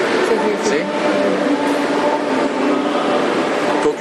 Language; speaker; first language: Spanish; non-native, learner; Japanese